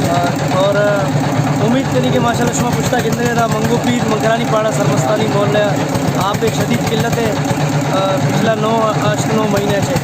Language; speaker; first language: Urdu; non-native, local second language; Baluchi